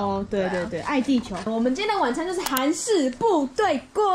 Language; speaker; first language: Chinese; native; Chinese